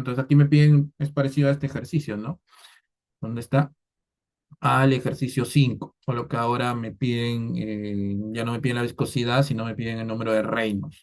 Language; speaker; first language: Spanish; native; Spanish